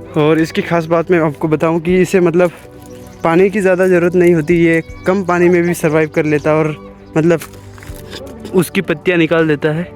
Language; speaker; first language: Hindi; non-native, local second language; Bhili